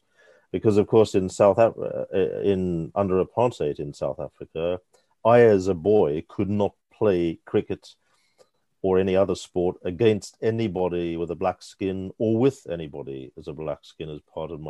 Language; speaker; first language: English; native; English